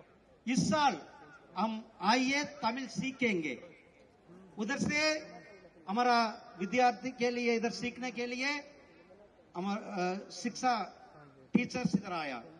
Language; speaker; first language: Hindi; non-native, local second language; Tamil